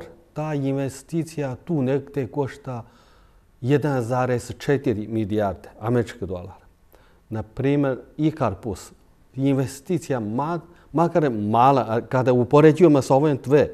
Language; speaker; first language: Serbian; non-native, fluent; Chinese